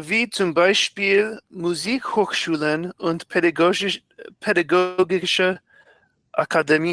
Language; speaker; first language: German; non-native, learner; English